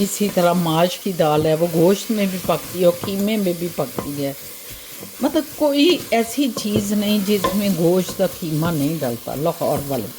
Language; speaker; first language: Urdu; non-native, local second language; Punjabi